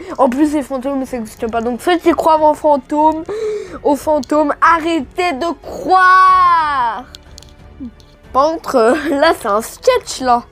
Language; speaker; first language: French; native; French